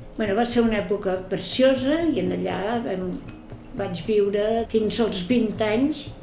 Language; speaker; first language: Catalan; native; Catalan